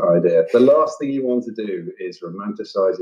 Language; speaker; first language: English; native; English